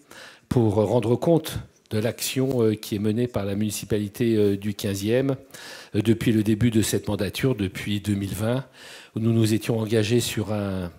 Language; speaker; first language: French; native; French